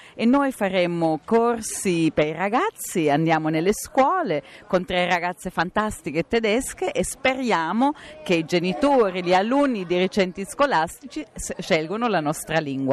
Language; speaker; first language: Italian; non-native, fluent; German